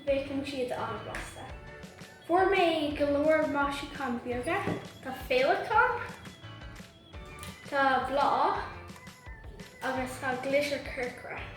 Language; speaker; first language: Irish; non-native, local second language; English